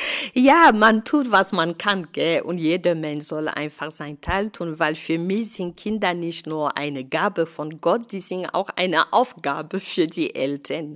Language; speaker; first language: German; non-native, fluent; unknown